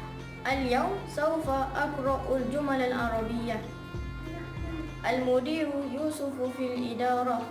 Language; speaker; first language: Arabic; non-native, learner; Malay